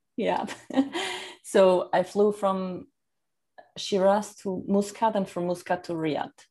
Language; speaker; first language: English; non-native, fluent; Swiss German